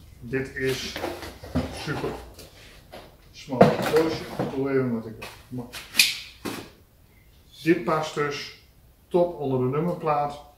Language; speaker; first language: Dutch; native; Dutch